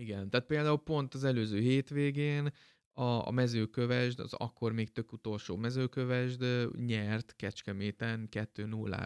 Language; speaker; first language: Hungarian; native; Hungarian